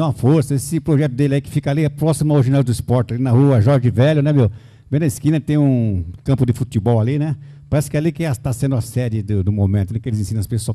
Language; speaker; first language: Portuguese; native; Portuguese